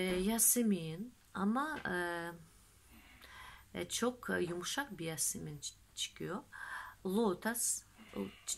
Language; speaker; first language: Turkish; non-native, fluent; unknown